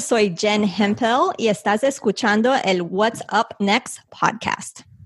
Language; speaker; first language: Spanish; early bilingual, heritage; Spanish